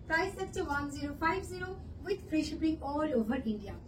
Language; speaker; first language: Hindi; non-native, local second language; Bangla